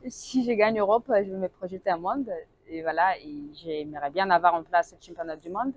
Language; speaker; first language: French; non-native, learner; Russian